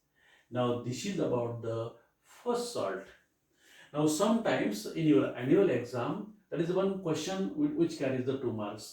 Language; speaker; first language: English; non-native, local second language; Marathi